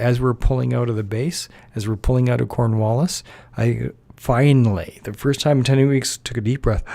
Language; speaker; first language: English; native; English